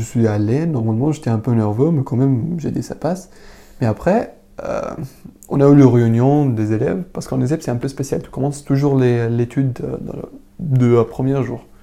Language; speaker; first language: French; non-native, learner; Arabic